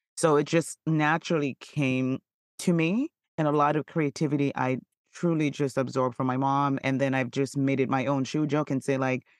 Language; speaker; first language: English; non-native, local second language; Yoruba